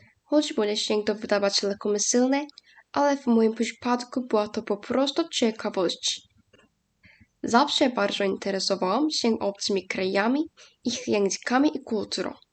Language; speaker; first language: Polish; non-native, learner; Korean